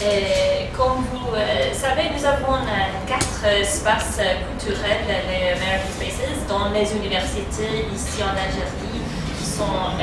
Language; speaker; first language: French; non-native, fluent; English